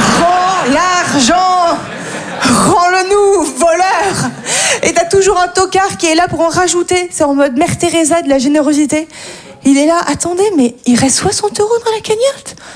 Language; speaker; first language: French; native; French